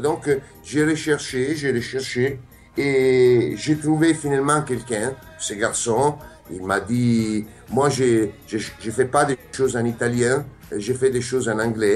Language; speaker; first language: French; non-native, fluent; Italian